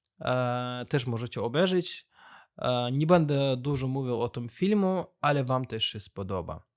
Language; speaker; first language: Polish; non-native, fluent; Azerbaijani